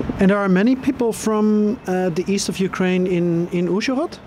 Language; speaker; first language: English; non-native, fluent; Dutch